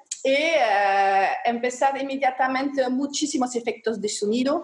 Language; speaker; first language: Spanish; non-native, fluent; German